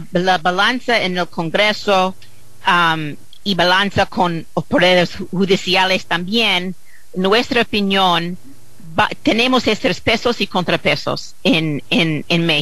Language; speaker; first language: Spanish; non-native, fluent; English